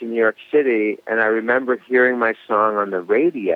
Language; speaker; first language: English; native; English